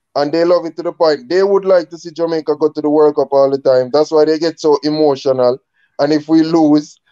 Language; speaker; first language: English; native; English